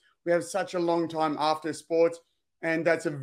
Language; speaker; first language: English; native; English